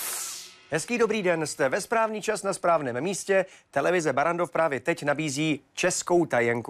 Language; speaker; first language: Czech; native; Czech